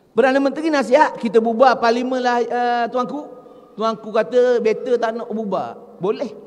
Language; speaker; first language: Malay; native; Malay